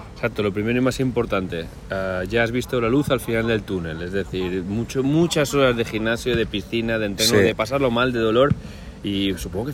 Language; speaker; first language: Spanish; native; Spanish